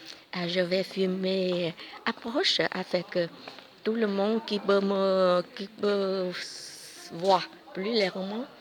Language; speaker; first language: French; non-native, learner; Vietnamese